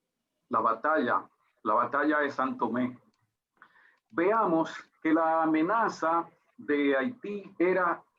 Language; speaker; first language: Spanish; native; Spanish